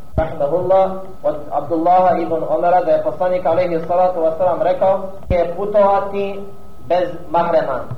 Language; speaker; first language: Bosnian; non-native, fluent; Arabic